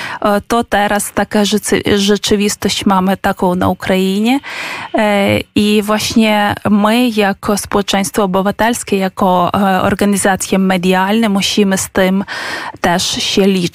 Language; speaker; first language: Polish; non-native, fluent; Ukrainian